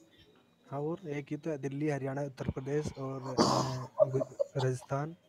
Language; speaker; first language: Hindi; native; Hindi